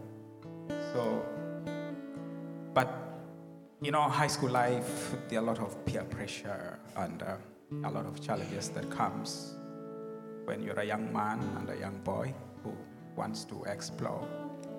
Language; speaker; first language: English; non-native, local second language; Luo (Kenya and Tanzania)